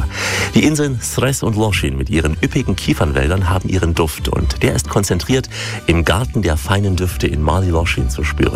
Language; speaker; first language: German; native; German